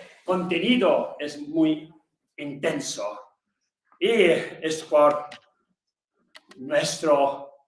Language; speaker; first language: Spanish; non-native, learner; Tibetan